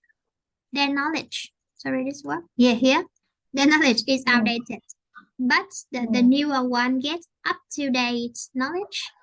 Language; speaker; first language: English; non-native, fluent; Vietnamese